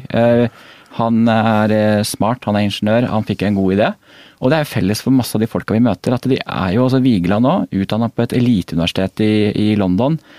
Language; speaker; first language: Norwegian; native; Norwegian